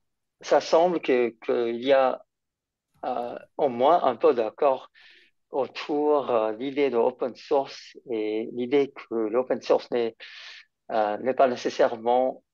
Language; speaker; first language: French; non-native, fluent; English